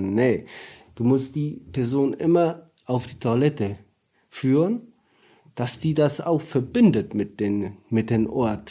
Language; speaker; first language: German; non-native, learner; Polish